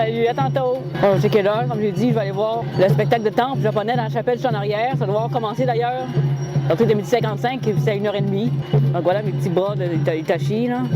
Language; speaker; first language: French; native; French